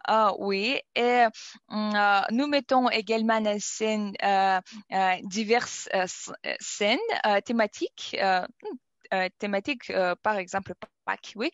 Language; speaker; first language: French; non-native, learner; Russian